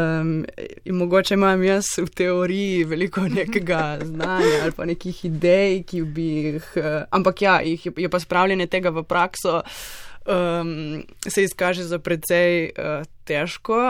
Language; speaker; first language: Slovenian; native; Slovenian